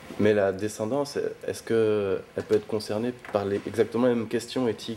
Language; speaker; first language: French; native; French